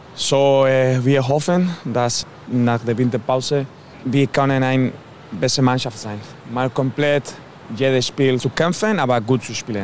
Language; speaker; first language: German; non-native, learner; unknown